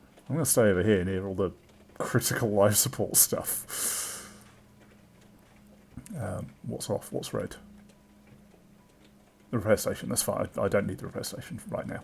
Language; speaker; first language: English; native; English